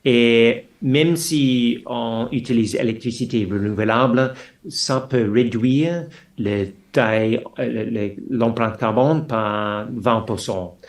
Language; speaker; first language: French; non-native, fluent; English